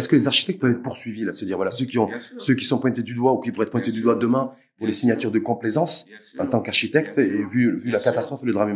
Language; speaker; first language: French; native; French